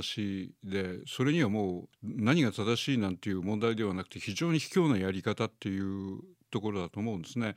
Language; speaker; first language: Japanese; native; Japanese